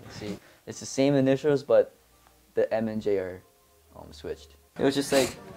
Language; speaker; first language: English; early bilingual, other home language; Korean